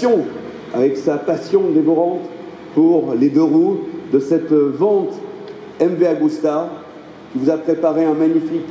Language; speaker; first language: French; native; French